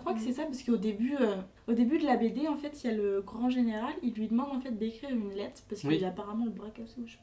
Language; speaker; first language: French; native; French